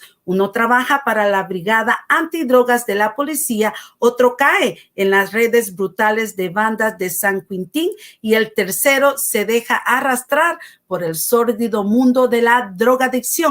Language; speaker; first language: Spanish; native; Spanish